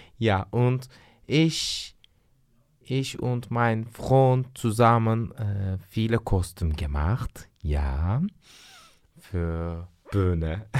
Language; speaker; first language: German; non-native, learner; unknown